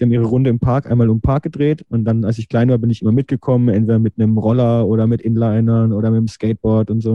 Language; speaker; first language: German; native; German